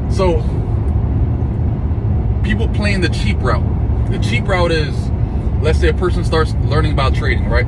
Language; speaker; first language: English; native; English